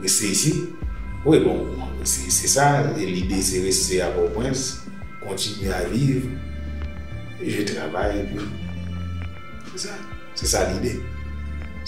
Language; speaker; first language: French; non-native, local second language; Haitian Creole